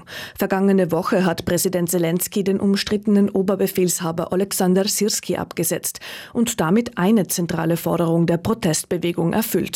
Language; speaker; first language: German; native; German